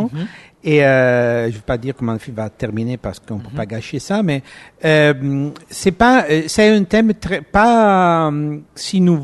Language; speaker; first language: French; non-native, fluent; Italian